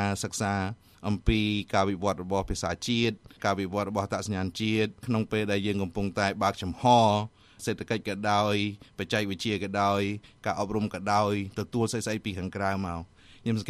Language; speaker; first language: Khmer; native; Khmer